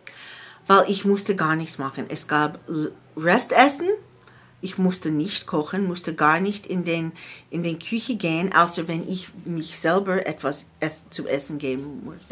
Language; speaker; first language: German; non-native, fluent; English